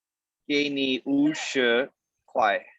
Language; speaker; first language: Chinese; non-native, learner; English